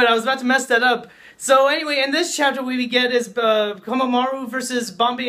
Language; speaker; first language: English; native; English